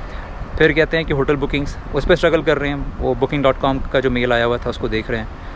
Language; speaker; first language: Hindi; native; Hindi